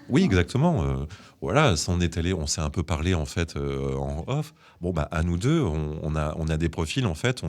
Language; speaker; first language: French; native; French